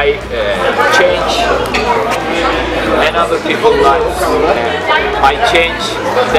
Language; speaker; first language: English; non-native, learner; Turkish